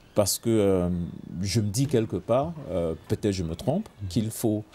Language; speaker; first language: French; non-native, local second language; English